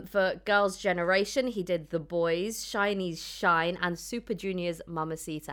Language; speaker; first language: English; native; English